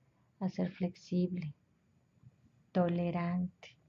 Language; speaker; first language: Spanish; native; Spanish